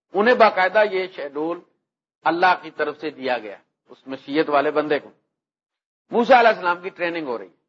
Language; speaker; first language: Urdu; non-native, local second language; Punjabi